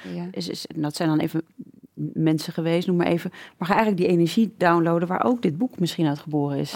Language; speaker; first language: Dutch; native; Dutch